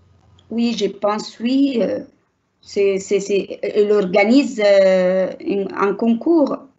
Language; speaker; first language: French; non-native, learner; Arabic